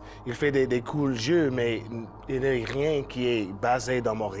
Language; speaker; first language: French; non-native, local second language; English